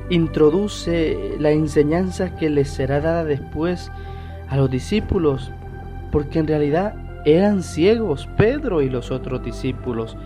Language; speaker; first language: Spanish; native; Spanish